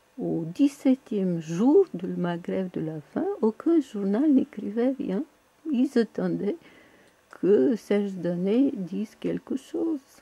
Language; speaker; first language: French; non-native, fluent; Bulgarian